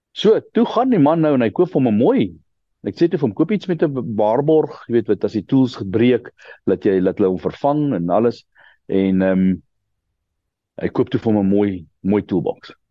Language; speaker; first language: Afrikaans; native; Afrikaans